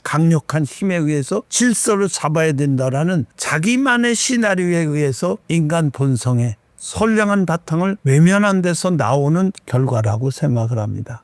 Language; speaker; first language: Korean; native; Korean